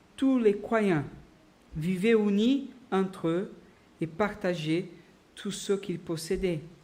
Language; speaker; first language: French; non-native, fluent; Portuguese